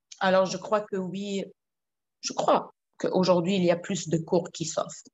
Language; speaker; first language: French; non-native, local second language; Arabic